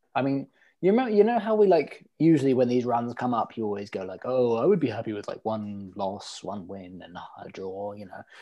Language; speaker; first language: English; early bilingual, other home language; Norwegian